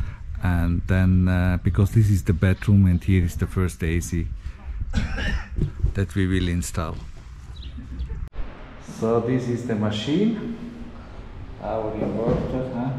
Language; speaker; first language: English; non-native, fluent; Italian